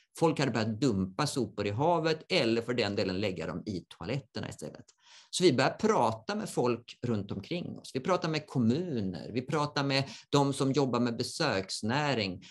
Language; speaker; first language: Swedish; native; Swedish